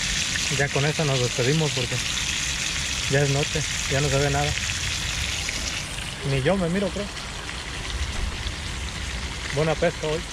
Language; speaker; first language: Spanish; native; Spanish